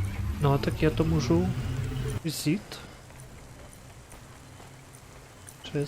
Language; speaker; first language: Czech; non-native, learner; Ukrainian